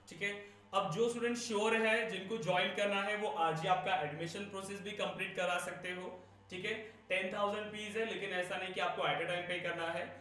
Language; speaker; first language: Hindi; native; Hindi